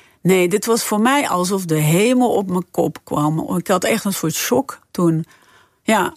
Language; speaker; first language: Dutch; non-native, fluent; French